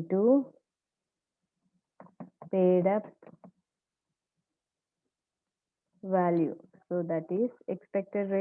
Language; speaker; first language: English; non-native, local second language; Telugu